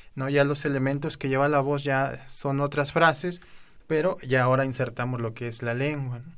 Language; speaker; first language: Spanish; native; Spanish